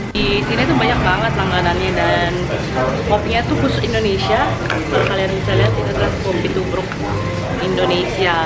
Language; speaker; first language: Indonesian; native; Indonesian